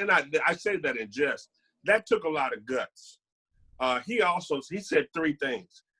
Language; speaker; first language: English; native; English